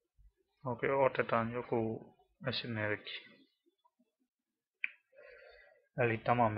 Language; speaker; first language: Finnish; non-native, learner; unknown